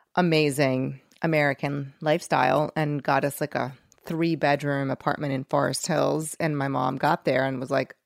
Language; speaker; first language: English; early bilingual, other home language; Portuguese